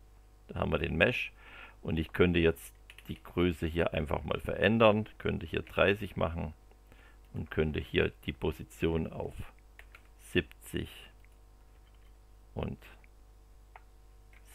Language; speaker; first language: German; native; German